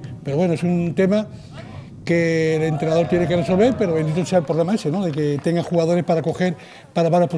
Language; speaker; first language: Spanish; native; Spanish